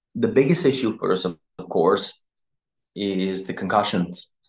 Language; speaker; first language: English; native; English